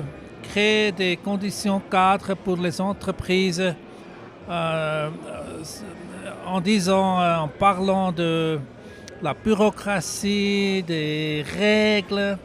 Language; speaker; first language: French; non-native, local second language; German